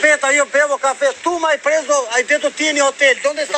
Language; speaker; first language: Italian; non-native, fluent; Albanian